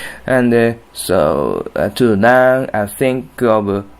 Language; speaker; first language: English; non-native, learner; Japanese